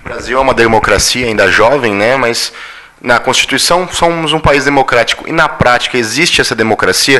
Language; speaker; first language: Portuguese; native; Portuguese